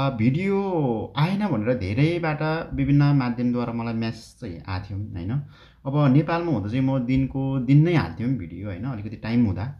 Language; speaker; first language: Nepali; native; Nepali